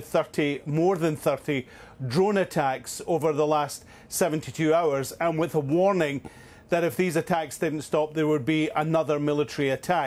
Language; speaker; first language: English; native; English